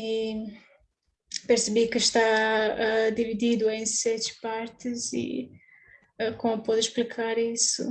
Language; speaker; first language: Portuguese; non-native, fluent; Croatian